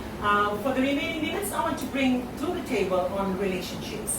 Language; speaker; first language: English; non-native, local second language; Filipino